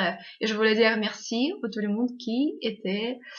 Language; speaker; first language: French; non-native, fluent; Russian